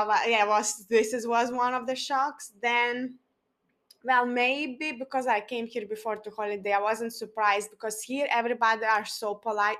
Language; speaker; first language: English; non-native, fluent; Lithuanian